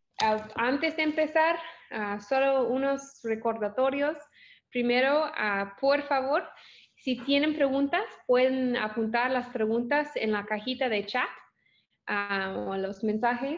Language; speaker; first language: Spanish; non-native, fluent; English